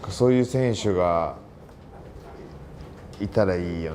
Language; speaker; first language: Japanese; native; Japanese